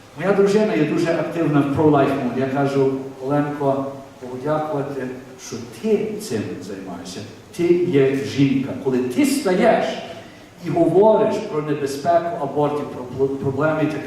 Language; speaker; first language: Ukrainian; early bilingual, heritage; Ukrainian